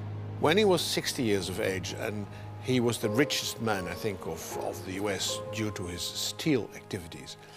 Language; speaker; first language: English; non-native, fluent; Dutch